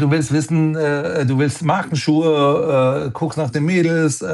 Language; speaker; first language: German; non-native, fluent; Persian